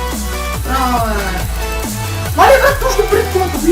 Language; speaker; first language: Bulgarian; native; Bulgarian